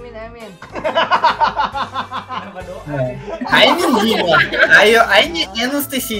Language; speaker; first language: Russian; native; Russian